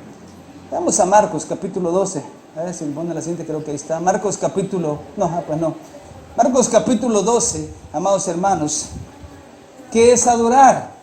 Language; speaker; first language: Spanish; native; Spanish